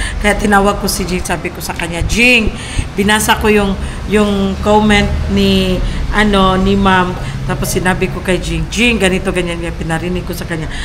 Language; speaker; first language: Filipino; non-native, local second language; Cebuano